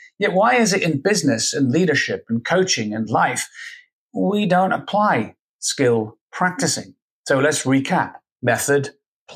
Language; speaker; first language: English; native; English